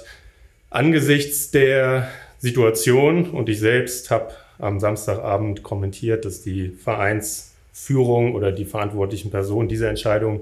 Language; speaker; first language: German; native; German